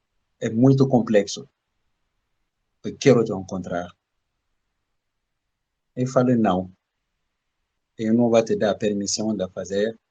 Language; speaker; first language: Portuguese; non-native, learner; Bambara